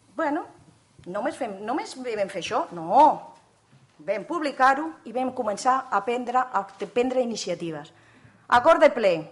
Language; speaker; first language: Catalan; native; Catalan